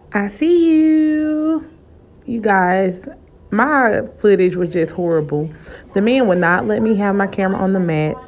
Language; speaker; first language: English; native; English